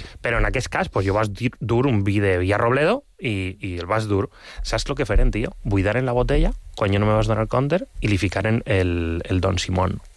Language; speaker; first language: Catalan; non-native, local second language; Spanish